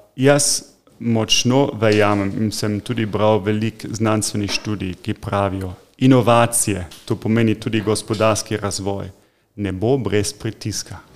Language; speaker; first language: Slovenian; non-native, fluent; German